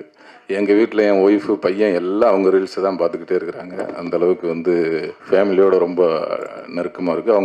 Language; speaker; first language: Tamil; native; Tamil